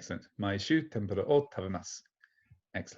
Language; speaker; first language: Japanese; non-native, fluent; English